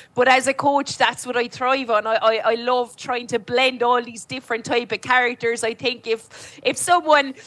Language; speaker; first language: English; native; English